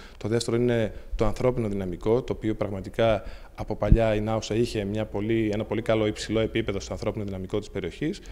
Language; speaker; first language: Greek; native; Greek